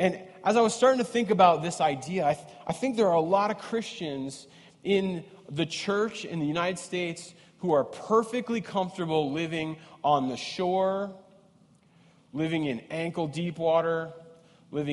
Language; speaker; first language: English; native; English